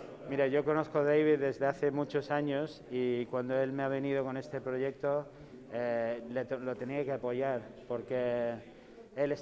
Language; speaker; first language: Spanish; non-native, fluent; English